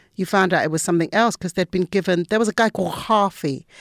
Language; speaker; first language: English; native; English